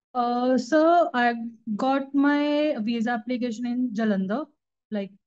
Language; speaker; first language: Hindi; native; Hindi